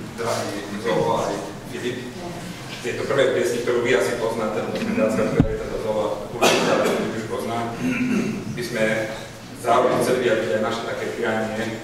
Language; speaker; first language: Slovak; non-native, local second language; Hungarian